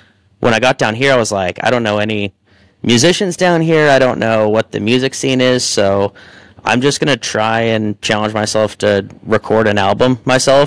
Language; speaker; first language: English; native; English